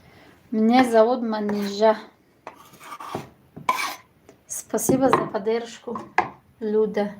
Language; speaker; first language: Russian; non-native, learner; Tajik